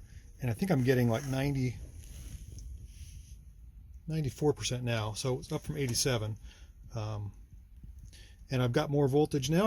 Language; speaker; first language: English; native; English